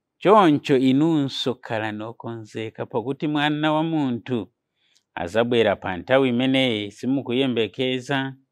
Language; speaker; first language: Nyanja; non-native, fluent; Nyankole